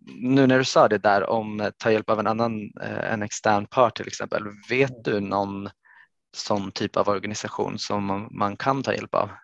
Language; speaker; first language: Swedish; native; Swedish